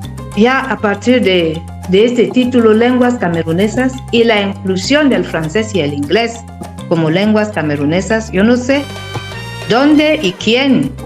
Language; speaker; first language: Spanish; non-native, fluent; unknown